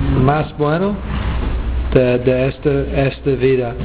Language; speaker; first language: Spanish; non-native, learner; English